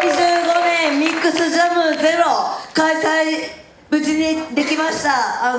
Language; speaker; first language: Japanese; non-native, fluent; Korean